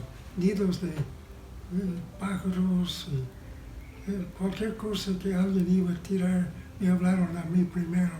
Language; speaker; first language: Spanish; non-native, fluent; English